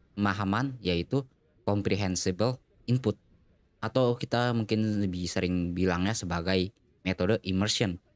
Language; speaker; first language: Indonesian; native; Indonesian